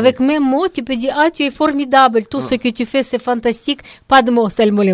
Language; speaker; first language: French; non-native, learner; Russian